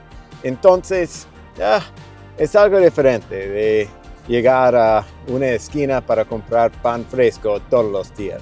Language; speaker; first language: Spanish; non-native, fluent; English